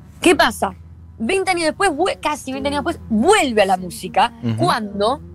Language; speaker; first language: Spanish; native; Spanish